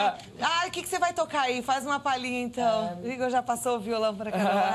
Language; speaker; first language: Portuguese; native; Portuguese